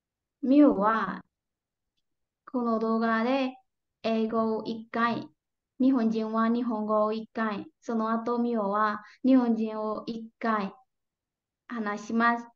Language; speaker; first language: Japanese; non-native, learner; Burmese